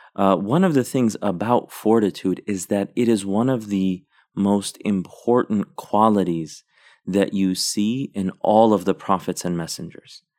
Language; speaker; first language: English; native; English